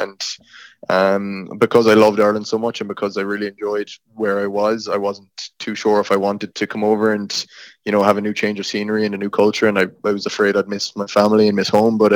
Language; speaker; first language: English; native; English